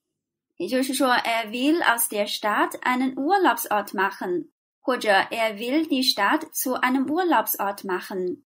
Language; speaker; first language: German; non-native, fluent; Chinese